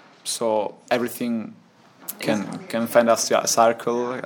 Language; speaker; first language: English; non-native, learner; Italian